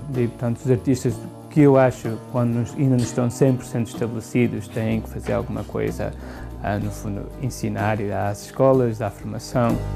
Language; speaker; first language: Portuguese; native; Portuguese